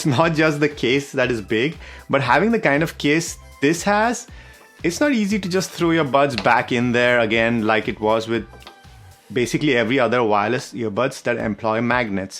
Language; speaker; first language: English; non-native, fluent; Dutch